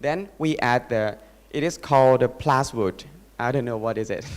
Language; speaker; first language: English; non-native, learner; Thai